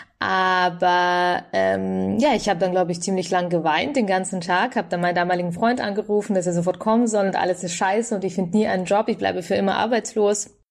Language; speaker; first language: German; early bilingual, other home language; Russian